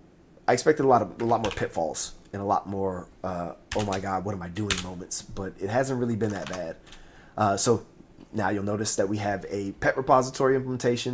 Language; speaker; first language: English; native; English